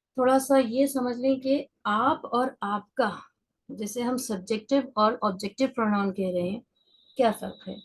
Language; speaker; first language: Urdu; native; Urdu